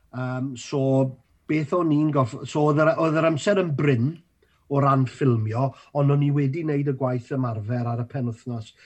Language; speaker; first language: Welsh; native; Welsh